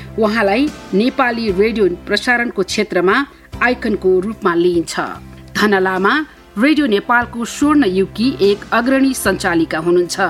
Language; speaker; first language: Nepali; native; Nepali